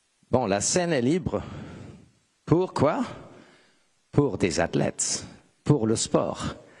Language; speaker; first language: French; non-native, fluent; German